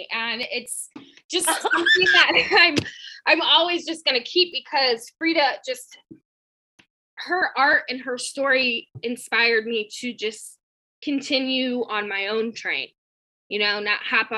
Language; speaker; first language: English; native; English